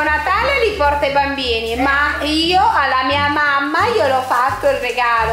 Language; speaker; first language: Italian; native; Italian